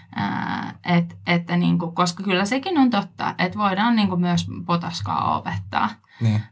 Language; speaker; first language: Finnish; non-native, fluent; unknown